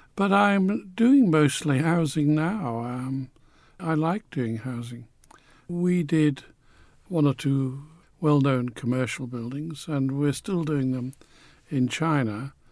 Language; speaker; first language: English; native; English